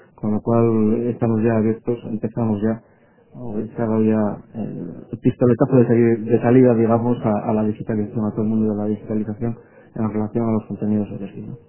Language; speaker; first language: Spanish; non-native, local second language; Basque